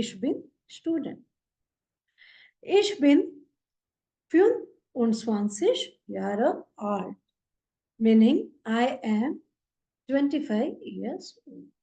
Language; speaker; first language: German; non-native, learner; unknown